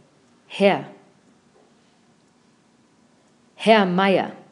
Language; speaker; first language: German; non-native, fluent; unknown